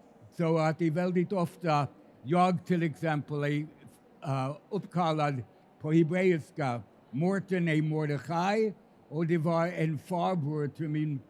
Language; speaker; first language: Swedish; non-native, fluent; English